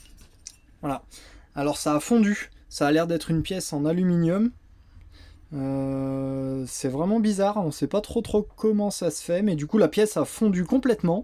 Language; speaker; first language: French; native; French